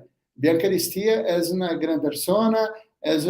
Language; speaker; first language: Spanish; non-native, learner; Portuguese